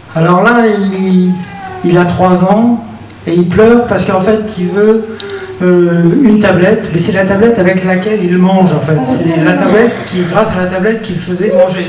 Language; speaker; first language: French; native; French